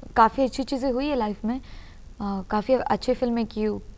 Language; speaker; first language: Hindi; non-native, local second language; Urdu